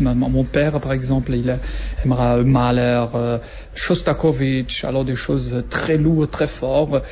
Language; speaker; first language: French; non-native, learner; German